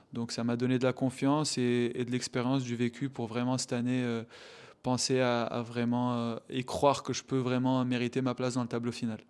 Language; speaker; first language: French; non-native, local second language; Arabic